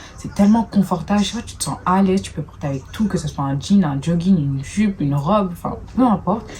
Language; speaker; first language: French; native; French